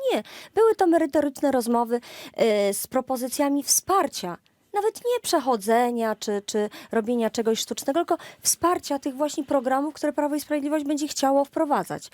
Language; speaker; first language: Polish; native; Polish